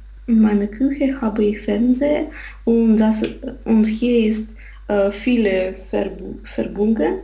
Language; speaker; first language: German; non-native, learner; Russian